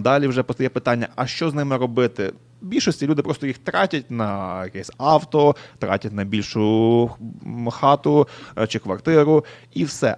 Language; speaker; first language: Ukrainian; native; Ukrainian